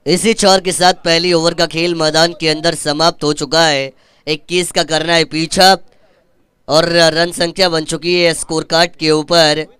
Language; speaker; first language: Hindi; non-native, local second language; Marathi